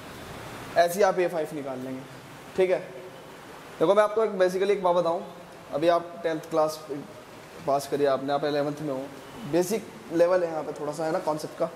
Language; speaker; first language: Hindi; native; Hindi